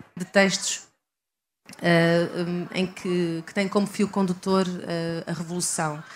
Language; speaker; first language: Portuguese; native; Portuguese